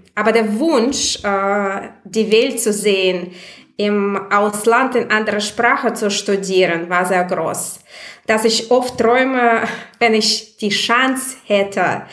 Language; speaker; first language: German; non-native, fluent; Russian